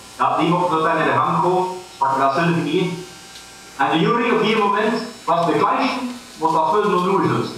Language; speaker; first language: Dutch; native; Dutch